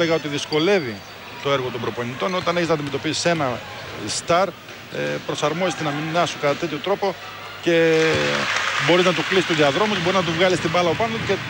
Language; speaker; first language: Greek; native; Greek